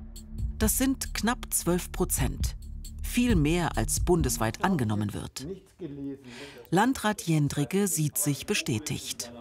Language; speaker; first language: German; native; German